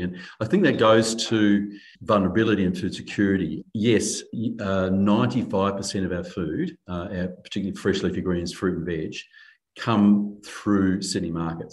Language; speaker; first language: English; native; English